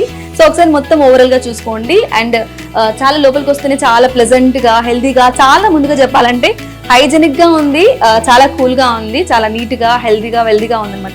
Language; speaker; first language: Telugu; native; Telugu